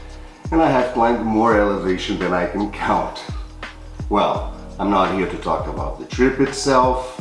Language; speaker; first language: English; non-native, fluent; Portuguese